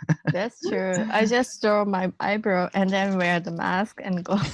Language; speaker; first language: English; non-native, learner; Japanese